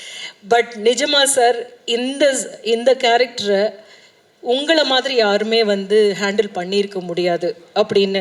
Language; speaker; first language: Tamil; native; Tamil